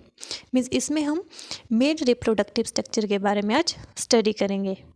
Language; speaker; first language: Hindi; native; Hindi